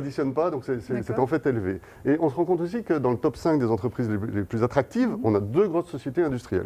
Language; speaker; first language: French; native; French